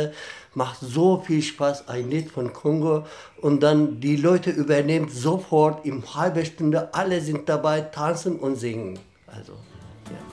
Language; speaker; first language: German; non-native, fluent; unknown